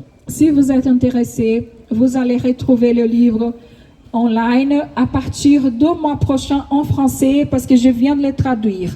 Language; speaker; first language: French; non-native, fluent; Portuguese